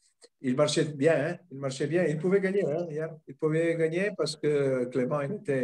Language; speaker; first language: French; non-native, fluent; Italian